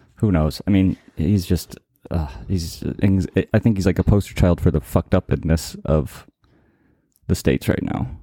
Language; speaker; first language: English; native; English